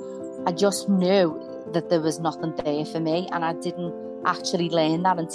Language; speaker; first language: English; native; English